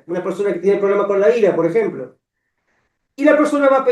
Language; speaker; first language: Spanish; native; Spanish